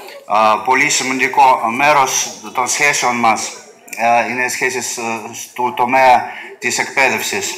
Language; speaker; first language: Greek; non-native, learner; Russian